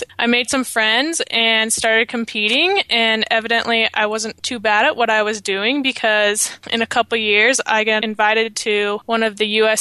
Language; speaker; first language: English; native; English